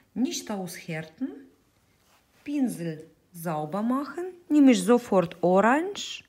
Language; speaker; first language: German; non-native, fluent; Russian